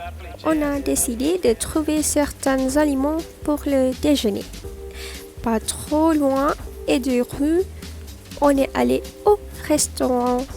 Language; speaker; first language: French; non-native, learner; Malay